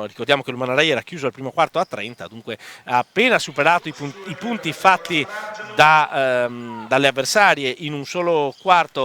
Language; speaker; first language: Italian; native; Italian